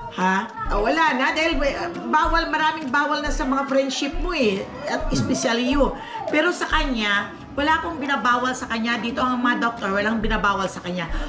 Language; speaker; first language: Filipino; non-native, local second language; Cebuano